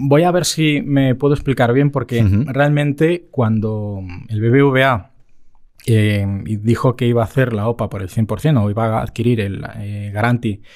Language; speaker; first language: Spanish; native; Spanish